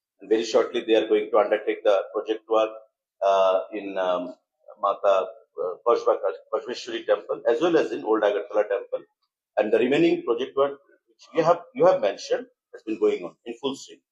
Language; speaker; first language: English; non-native, local second language; Bangla